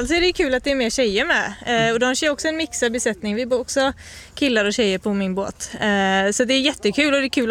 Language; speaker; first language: Swedish; native; Swedish